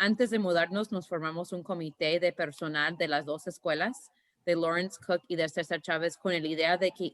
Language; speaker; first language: Spanish; early bilingual, heritage; Spanish